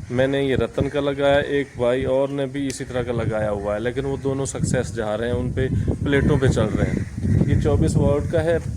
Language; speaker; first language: Urdu; non-native, local second language; Punjabi